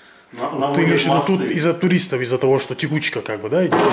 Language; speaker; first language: Russian; native; Russian